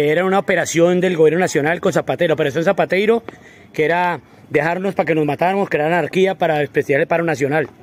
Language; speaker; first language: Spanish; native; Spanish